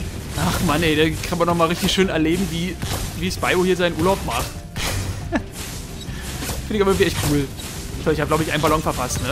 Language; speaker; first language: German; native; German